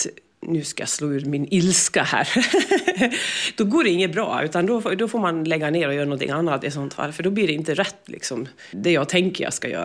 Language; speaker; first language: Swedish; native; Swedish